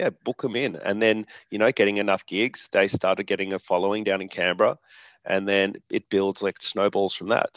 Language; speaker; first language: English; native; English